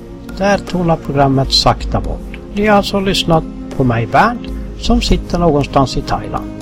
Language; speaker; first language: Swedish; native; Swedish